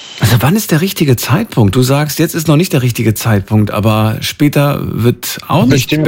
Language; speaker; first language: German; native; German